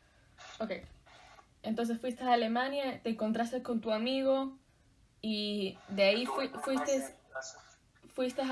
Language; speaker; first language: Spanish; early bilingual, heritage; Spanish